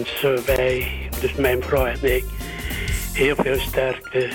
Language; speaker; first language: Dutch; early bilingual, other home language; Indonesian